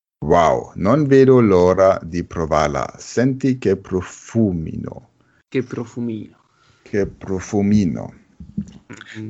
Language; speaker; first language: Italian; non-native, fluent; German